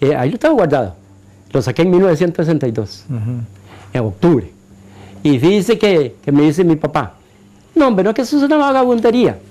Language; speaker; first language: Spanish; native; Spanish